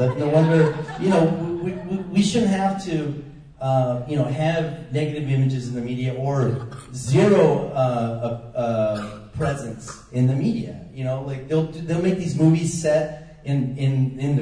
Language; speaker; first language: English; native; English